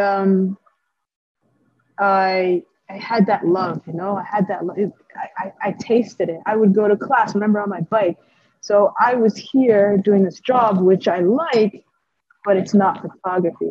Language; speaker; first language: English; native; English